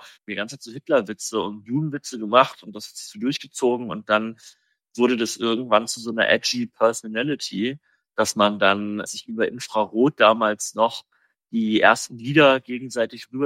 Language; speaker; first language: German; native; German